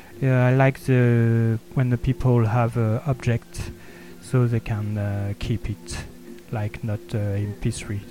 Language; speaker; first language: English; non-native, learner; French